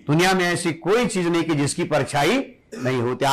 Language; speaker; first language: Hindi; non-native, local second language; Marathi